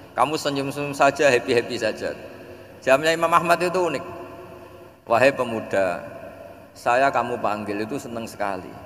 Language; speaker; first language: Indonesian; non-native, local second language; Javanese